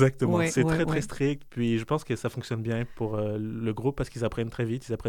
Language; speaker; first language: French; native; French